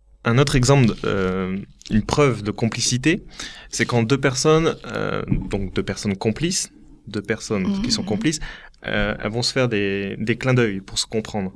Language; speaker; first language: French; native; French